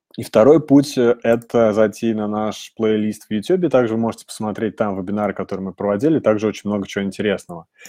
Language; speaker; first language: Russian; native; Russian